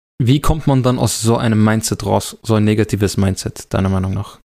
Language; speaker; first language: German; early bilingual, other home language; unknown